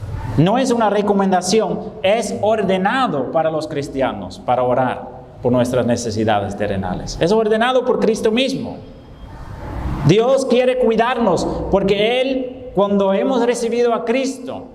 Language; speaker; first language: Spanish; non-native, fluent; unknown